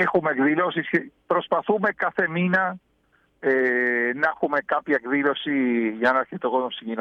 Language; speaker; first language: Greek; early bilingual, heritage; Spanish